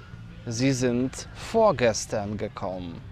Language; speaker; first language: German; non-native, fluent; Polish